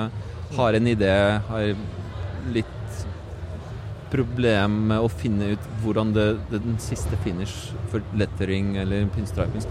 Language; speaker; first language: Norwegian; non-native, fluent; Polish